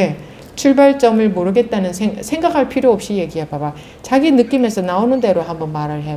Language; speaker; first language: Korean; native; Korean